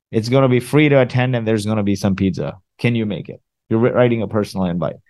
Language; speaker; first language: English; early bilingual, other home language; Arabic